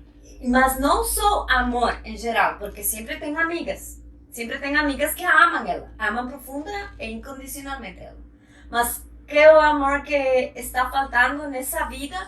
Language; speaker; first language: Portuguese; non-native, fluent; Spanish